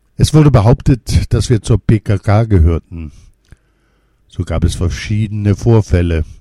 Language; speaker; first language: German; early bilingual, other home language; Kurdish